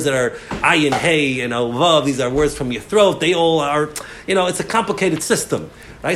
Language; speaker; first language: English; native; English